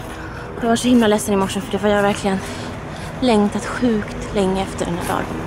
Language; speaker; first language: Swedish; native; Swedish